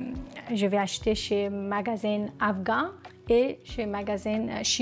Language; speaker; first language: French; non-native, learner; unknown